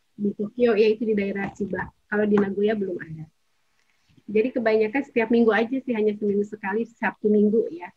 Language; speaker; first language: Indonesian; native; Indonesian